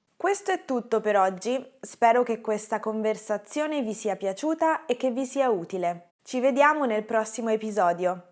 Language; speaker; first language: Italian; native; Italian